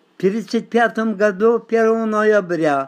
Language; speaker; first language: Russian; non-native, local second language; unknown